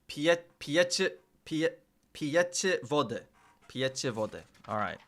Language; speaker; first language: Polish; non-native, learner; English